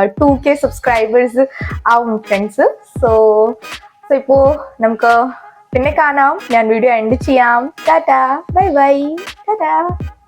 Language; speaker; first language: Malayalam; non-native, local second language; Hindi